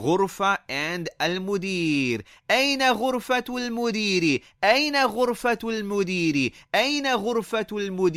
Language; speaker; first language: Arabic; non-native, fluent; English